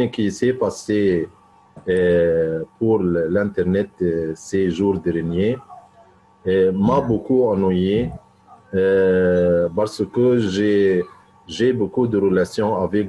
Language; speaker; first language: French; non-native, fluent; Arabic